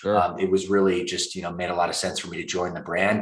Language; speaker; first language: English; native; English